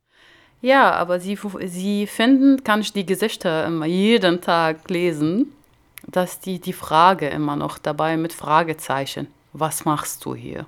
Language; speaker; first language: German; non-native, learner; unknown